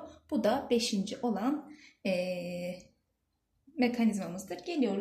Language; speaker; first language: Turkish; native; Turkish